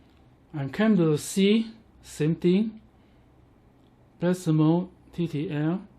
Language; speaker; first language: English; non-native, learner; Chinese